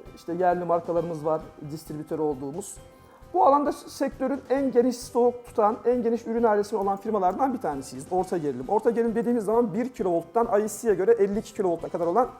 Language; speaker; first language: Turkish; native; Turkish